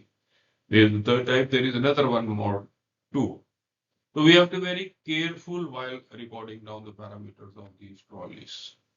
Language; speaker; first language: English; non-native, local second language; Hindi